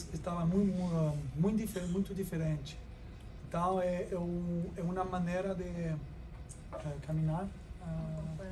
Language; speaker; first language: Portuguese; non-native, learner; French